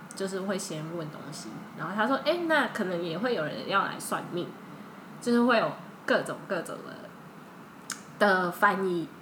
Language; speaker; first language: Chinese; early bilingual, heritage; Chinese